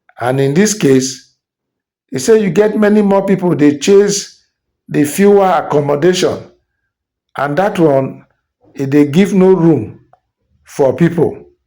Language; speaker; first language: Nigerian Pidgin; native; Nigerian Pidgin